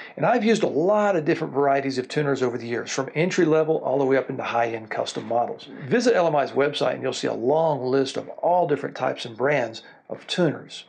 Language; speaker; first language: English; native; English